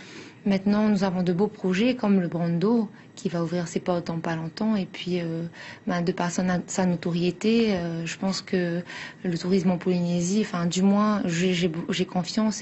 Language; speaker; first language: French; native; French